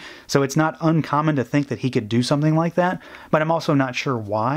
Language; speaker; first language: English; native; English